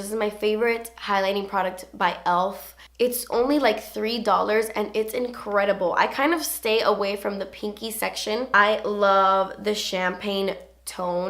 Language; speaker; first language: English; native; English